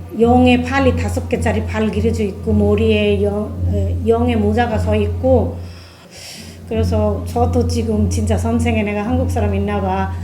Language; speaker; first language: Korean; non-native, fluent; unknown